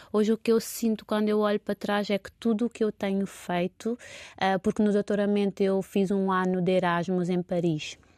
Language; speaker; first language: Portuguese; non-native, local second language; Kabuverdianu